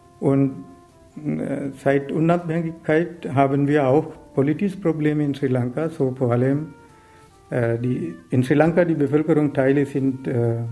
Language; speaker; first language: German; non-native, learner; Sinhala